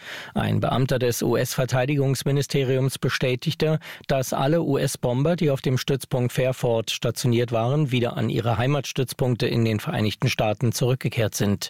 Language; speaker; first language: German; native; German